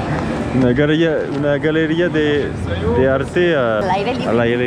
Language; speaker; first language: Spanish; non-native, fluent; French